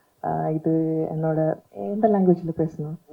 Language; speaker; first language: Tamil; non-native, learner; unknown